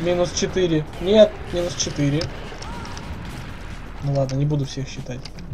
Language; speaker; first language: Russian; native; Russian